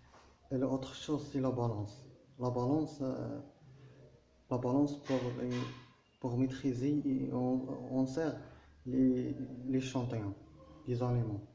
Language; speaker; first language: French; non-native, learner; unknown